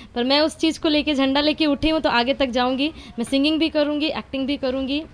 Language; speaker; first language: Hindi; native; Hindi